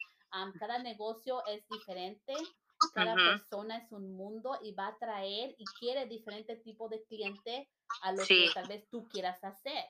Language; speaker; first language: Spanish; native; Spanish